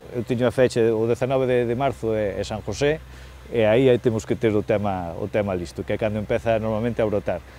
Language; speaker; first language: Galician; native; Galician